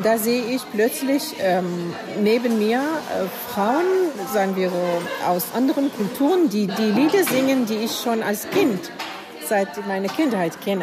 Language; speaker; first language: German; non-native, fluent; Arabic